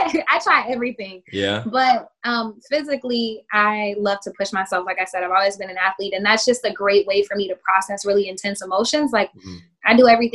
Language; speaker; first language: English; native; English